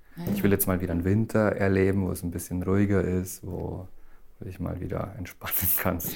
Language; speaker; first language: German; native; German